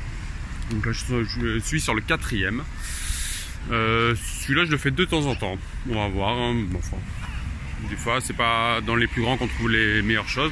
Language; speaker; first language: French; native; French